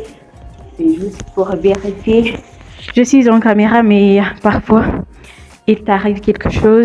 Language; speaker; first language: French; non-native, fluent; Amharic